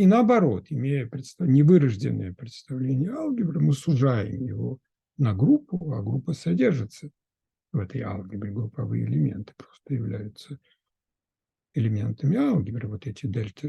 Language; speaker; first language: Russian; native; Russian